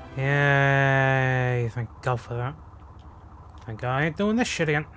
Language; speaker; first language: English; native; English